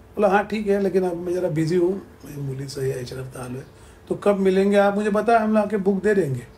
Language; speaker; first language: Hindi; non-native, local second language; Marathi